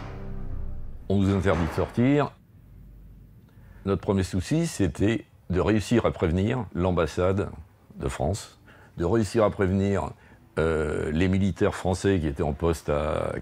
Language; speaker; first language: French; native; French